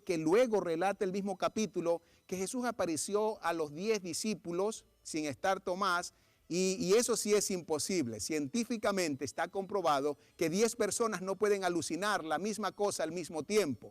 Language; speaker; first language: Spanish; native; Spanish